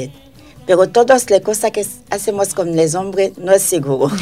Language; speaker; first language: Spanish; non-native, learner; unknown